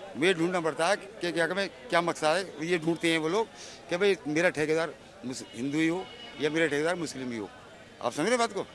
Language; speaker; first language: Hindi; native; Hindi